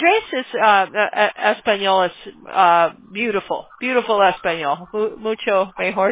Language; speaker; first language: Spanish; non-native, learner; English